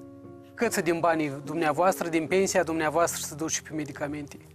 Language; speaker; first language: Romanian; native; Romanian